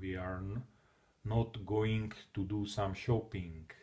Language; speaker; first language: English; non-native, learner; Slovak